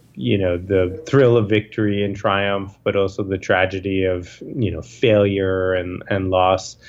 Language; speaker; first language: English; native; English